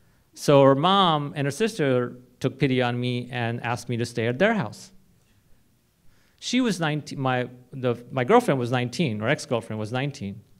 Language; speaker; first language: English; non-native, local second language; Hindi